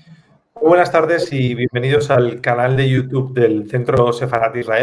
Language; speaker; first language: Spanish; native; Spanish